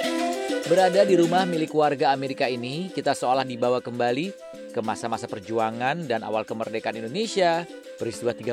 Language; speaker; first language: Indonesian; native; Indonesian